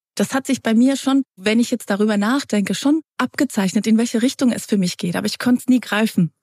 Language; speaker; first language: German; early bilingual, other home language; Romanian